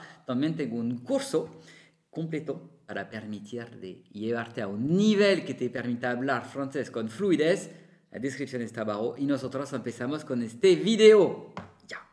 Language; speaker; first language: Spanish; non-native, fluent; French